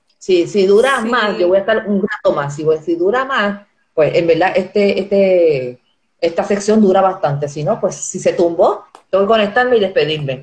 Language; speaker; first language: Spanish; native; Spanish